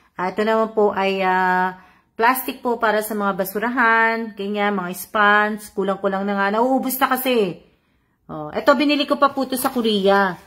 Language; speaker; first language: Filipino; native; Filipino